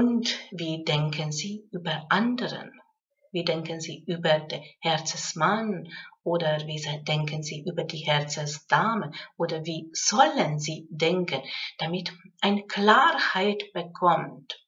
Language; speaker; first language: German; non-native, fluent; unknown